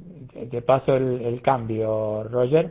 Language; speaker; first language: Spanish; native; Spanish